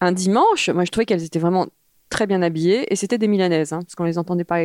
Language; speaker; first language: French; native; French